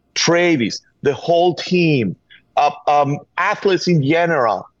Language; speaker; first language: English; non-native, fluent; Spanish